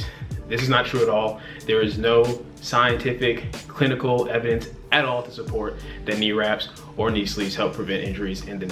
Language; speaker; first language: English; native; English